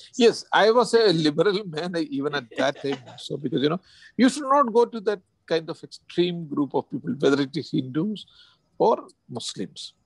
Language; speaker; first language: English; non-native, local second language; Malayalam